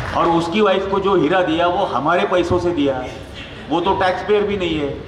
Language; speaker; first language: Hindi; non-native, local second language; Marathi